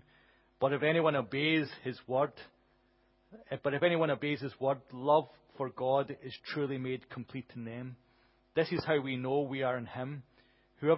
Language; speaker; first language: English; native; English